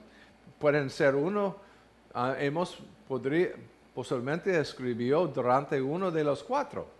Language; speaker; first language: Spanish; non-native, fluent; English